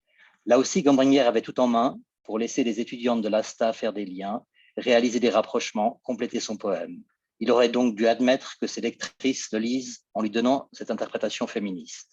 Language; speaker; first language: French; native; French